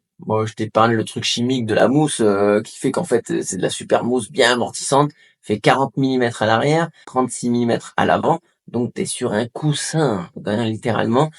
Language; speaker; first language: French; native; French